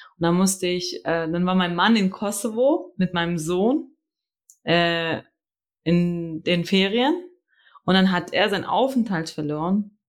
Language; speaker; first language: German; early bilingual, other home language; Albanian